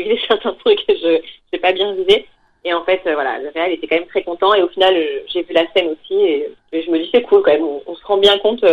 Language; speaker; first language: French; native; French